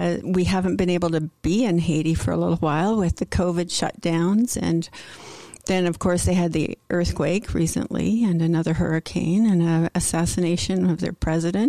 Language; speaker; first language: English; native; English